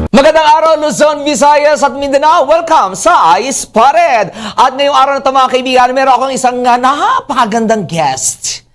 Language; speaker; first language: Filipino; native; Filipino